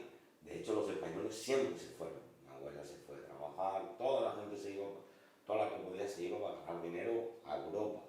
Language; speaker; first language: Spanish; native; Spanish